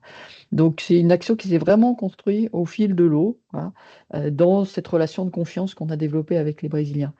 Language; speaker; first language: French; native; French